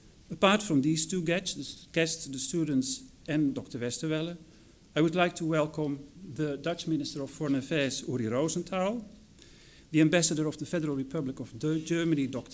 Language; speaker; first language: English; non-native, fluent; Dutch